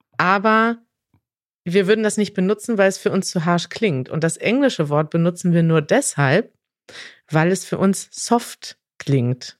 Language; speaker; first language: German; native; German